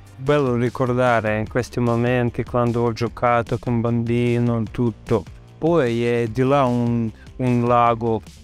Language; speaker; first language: Italian; non-native, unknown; Russian